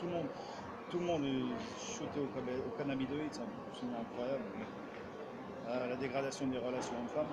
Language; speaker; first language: French; native; French